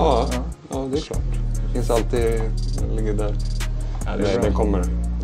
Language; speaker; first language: Swedish; native; Swedish